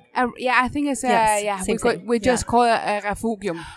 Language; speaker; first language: English; non-native, fluent; Danish